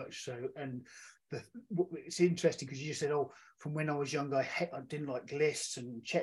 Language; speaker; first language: English; native; English